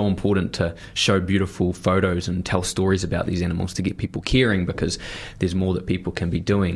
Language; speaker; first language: English; native; English